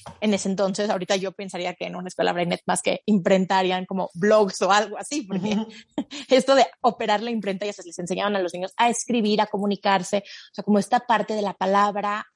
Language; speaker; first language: Spanish; native; Spanish